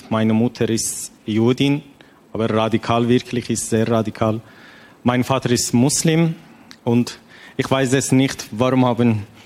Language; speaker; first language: German; non-native, learner; Persian